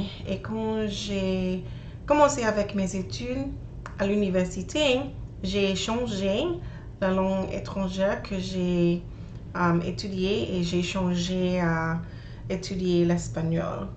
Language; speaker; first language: French; non-native, learner; English